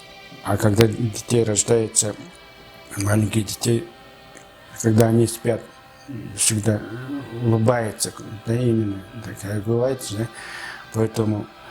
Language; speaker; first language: Russian; non-native, fluent; Mongolian